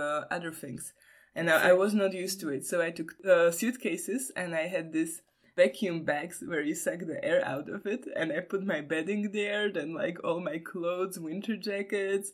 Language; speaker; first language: English; non-native, fluent; Slovak